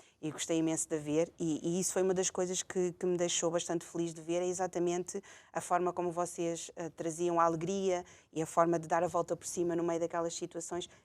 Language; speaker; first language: Portuguese; native; Portuguese